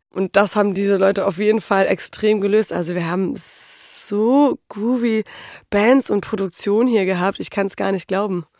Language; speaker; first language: German; early bilingual, other home language; Polish